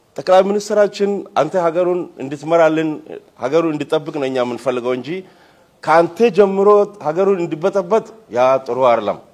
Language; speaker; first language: Amharic; non-native, local second language; Somali